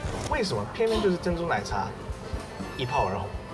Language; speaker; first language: Chinese; native; Chinese